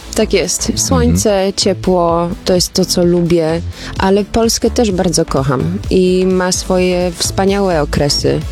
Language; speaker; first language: Polish; early bilingual, heritage; Polish